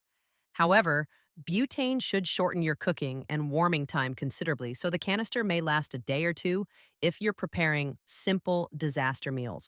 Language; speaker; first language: English; native; English